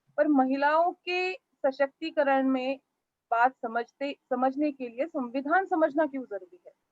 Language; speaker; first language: Hindi; non-native, local second language; Marathi